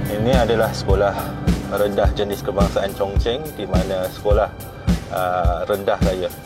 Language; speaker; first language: Malay; non-native, local second language; Min Nan Chinese